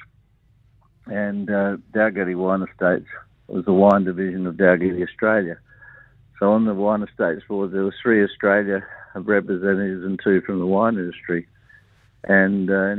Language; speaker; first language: English; native; English